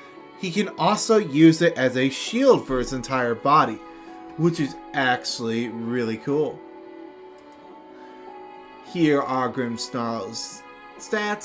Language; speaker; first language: English; native; English